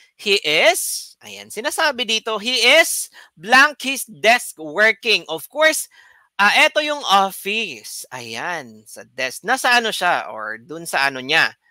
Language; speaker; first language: Filipino; native; Filipino